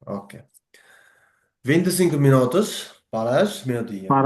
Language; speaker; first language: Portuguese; non-native, learner; Bangla